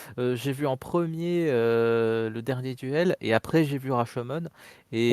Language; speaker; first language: French; native; French